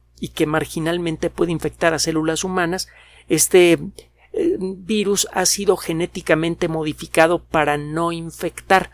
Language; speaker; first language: Spanish; native; Spanish